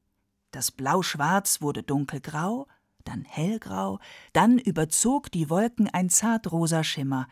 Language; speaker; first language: German; native; German